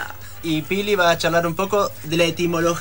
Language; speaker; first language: Spanish; native; Spanish